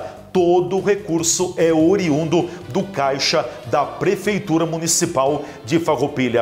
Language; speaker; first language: Portuguese; native; Portuguese